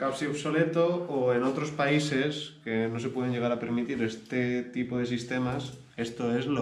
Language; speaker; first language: Spanish; native; Spanish